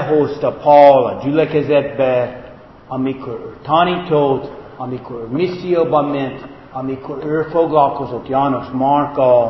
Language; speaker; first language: Hungarian; non-native, fluent; English